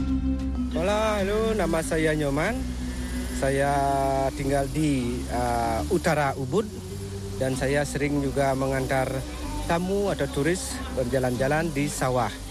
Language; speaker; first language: Indonesian; non-native, local second language; Balinese